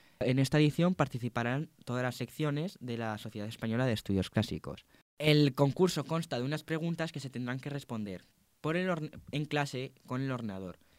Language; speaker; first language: Spanish; native; Spanish